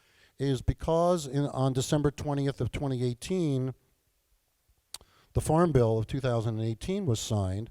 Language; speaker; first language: English; native; English